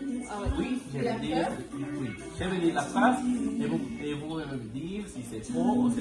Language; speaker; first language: French; non-native, learner; Spanish